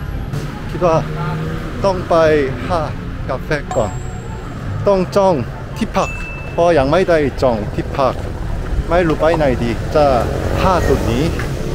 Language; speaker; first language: Thai; non-native, learner; Korean